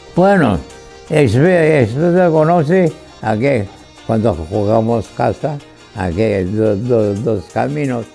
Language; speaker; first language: Spanish; non-native, fluent; Georgian